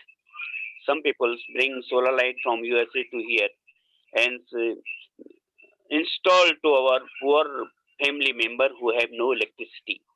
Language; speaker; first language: English; non-native, learner; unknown